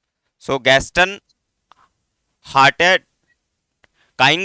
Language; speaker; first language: German; non-native, learner; Hindi